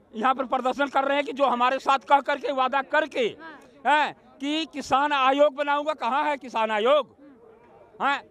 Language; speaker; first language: Hindi; native; Hindi